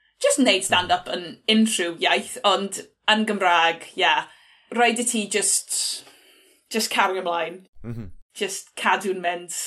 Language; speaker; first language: Welsh; non-native, local second language; English